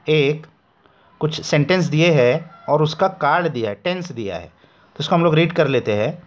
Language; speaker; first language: Hindi; non-native, local second language; Marathi